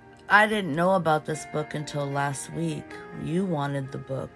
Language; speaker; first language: English; early bilingual, other home language; Portuguese